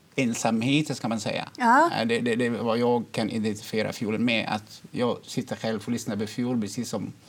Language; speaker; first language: Swedish; non-native, fluent; Arabic